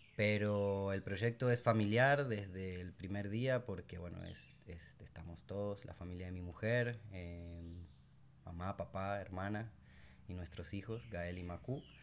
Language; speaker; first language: Spanish; native; Spanish